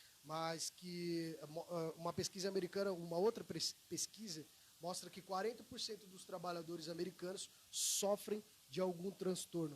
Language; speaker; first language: Portuguese; native; Portuguese